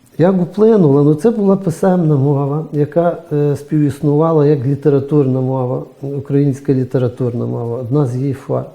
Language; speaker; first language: Ukrainian; native; Ukrainian